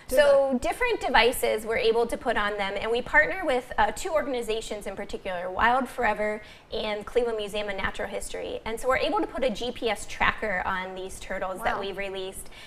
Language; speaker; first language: English; native; English